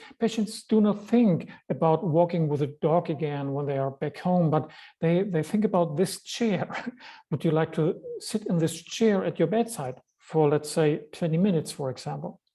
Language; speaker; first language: English; non-native, fluent; German